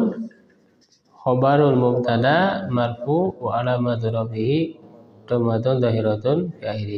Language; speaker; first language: Arabic; non-native, fluent; Indonesian